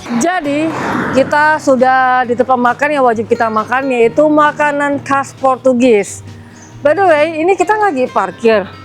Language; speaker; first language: Indonesian; native; Indonesian